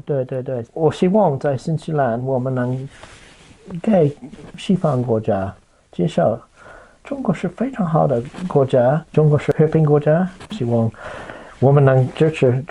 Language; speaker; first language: Chinese; non-native, fluent; English